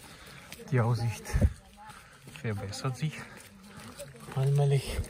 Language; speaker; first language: German; non-native, learner; Czech